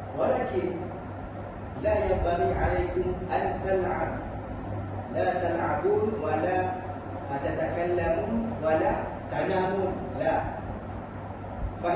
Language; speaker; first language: Arabic; non-native, learner; Malay